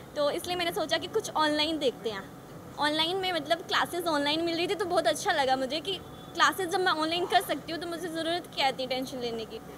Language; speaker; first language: Hindi; native; Hindi